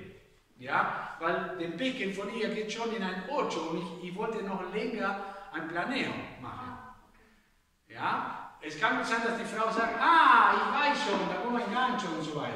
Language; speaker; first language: German; non-native, fluent; Spanish